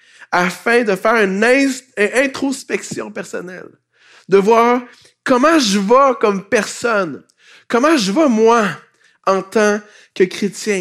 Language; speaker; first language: French; native; French